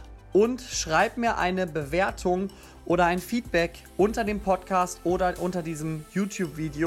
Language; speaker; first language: German; native; German